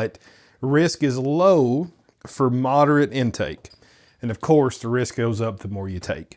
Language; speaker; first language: English; native; English